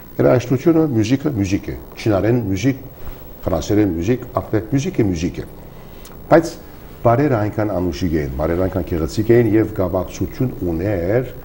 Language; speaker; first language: Armenian; early bilingual, heritage; Armenian